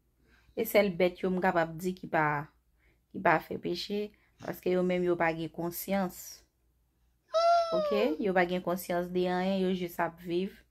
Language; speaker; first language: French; non-native, local second language; Haitian Creole